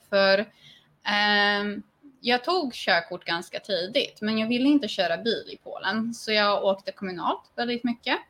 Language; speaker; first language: Swedish; early bilingual, other home language; Polish